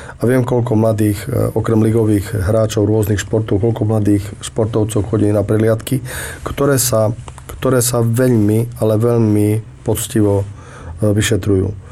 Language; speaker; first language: Slovak; native; Slovak